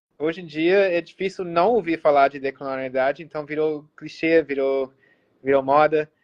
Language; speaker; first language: Portuguese; early bilingual, heritage; Portuguese